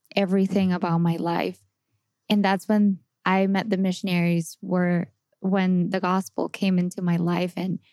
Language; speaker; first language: English; non-native, fluent; Spanish